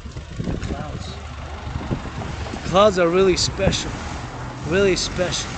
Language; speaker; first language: English; non-native, local second language; French